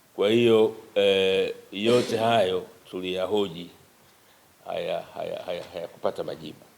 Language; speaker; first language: Swahili; native; Swahili